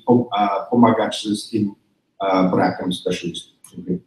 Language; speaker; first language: Polish; non-native, learner; English